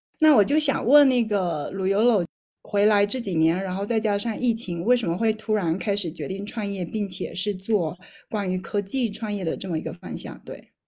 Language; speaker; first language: Chinese; native; Chinese